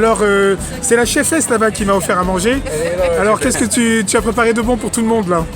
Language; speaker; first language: French; native; French